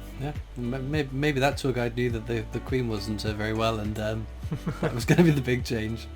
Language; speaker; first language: English; native; English